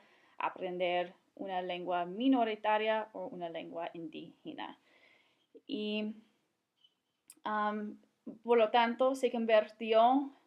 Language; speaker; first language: Spanish; non-native, fluent; English